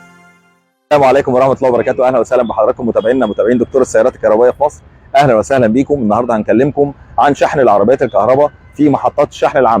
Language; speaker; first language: Arabic; native; Arabic